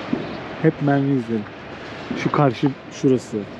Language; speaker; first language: Turkish; native; Turkish